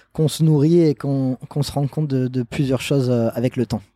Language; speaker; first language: French; non-native, fluent; English